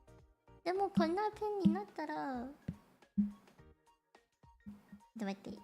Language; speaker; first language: Japanese; non-native, learner; Cantonese